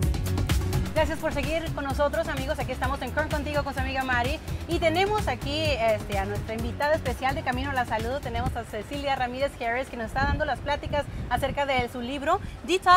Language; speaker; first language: Spanish; native; Spanish